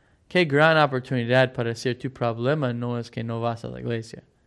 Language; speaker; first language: Spanish; non-native, fluent; English